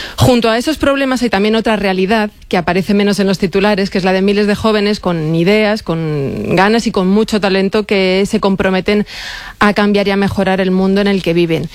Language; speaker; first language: Spanish; native; Spanish